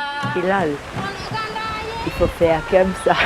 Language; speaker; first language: French; early bilingual, heritage; English